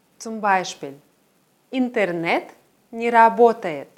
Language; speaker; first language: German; non-native, fluent; Russian